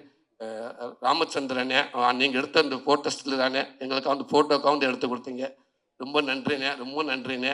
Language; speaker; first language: Tamil; native; Tamil